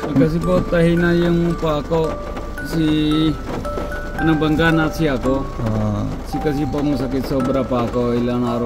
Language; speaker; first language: Filipino; non-native, local second language; Punjabi